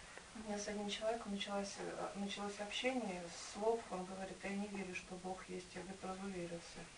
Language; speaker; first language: Russian; native; Russian